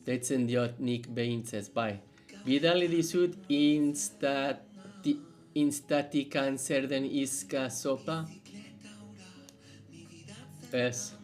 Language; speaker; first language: Basque; non-native, learner; English